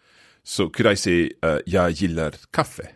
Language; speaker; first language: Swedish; non-native, learner; English